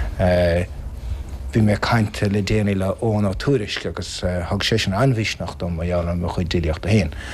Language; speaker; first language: Irish; non-native, local second language; English